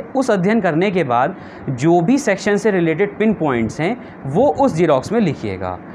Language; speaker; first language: Hindi; native; Hindi